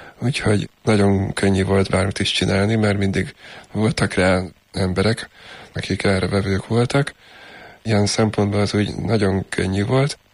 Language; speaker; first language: Hungarian; native; Hungarian